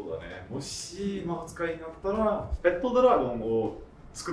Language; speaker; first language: Japanese; non-native, fluent; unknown